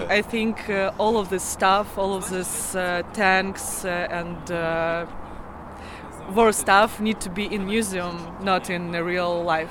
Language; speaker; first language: English; non-native, learner; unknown